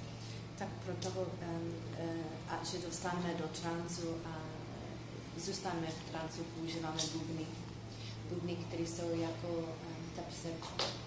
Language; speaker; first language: Czech; non-native, fluent; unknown